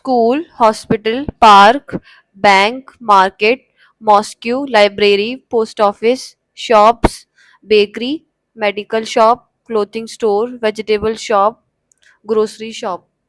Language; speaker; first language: English; non-native, learner; Hindi